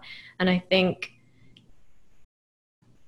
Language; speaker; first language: English; native; English